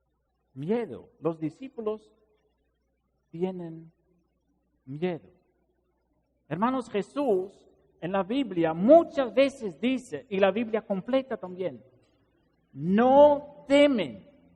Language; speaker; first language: Spanish; non-native, fluent; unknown